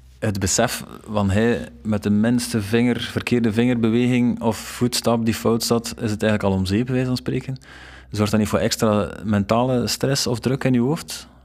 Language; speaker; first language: Dutch; native; Dutch